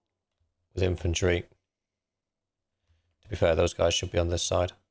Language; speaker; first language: English; native; English